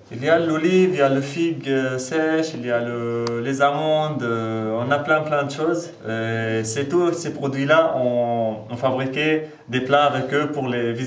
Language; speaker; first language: French; non-native, local second language; Arabic